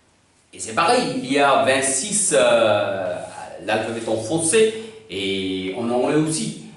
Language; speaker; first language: French; non-native, learner; Hindi